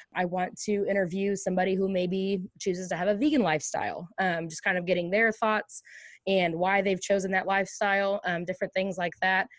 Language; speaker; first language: English; native; English